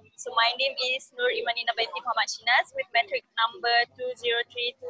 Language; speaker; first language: English; non-native, learner; Malay